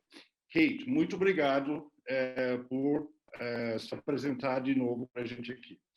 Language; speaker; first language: Portuguese; non-native, fluent; English